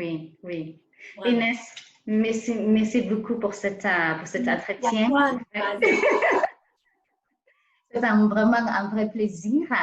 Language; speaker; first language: French; non-native, fluent; English